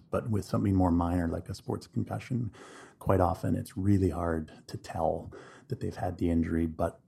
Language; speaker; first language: English; native; English